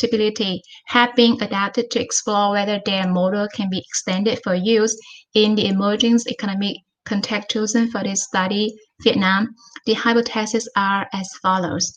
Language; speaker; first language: English; non-native, fluent; Vietnamese